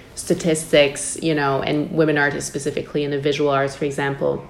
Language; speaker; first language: English; early bilingual, other home language; Persian